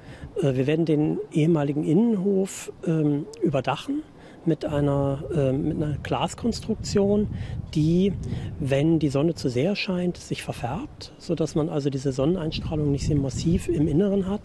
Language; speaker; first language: German; native; German